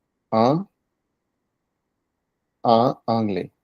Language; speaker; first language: French; non-native, learner; Punjabi